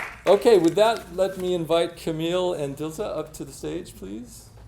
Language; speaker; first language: English; native; English